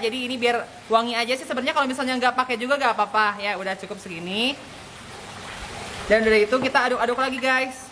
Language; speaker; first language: Indonesian; native; Indonesian